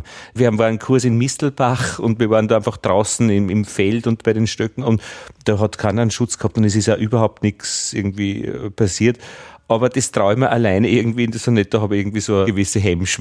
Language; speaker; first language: German; native; German